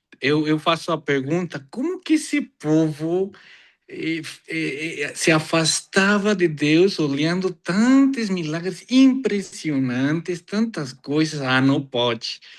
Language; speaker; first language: Portuguese; non-native, fluent; Spanish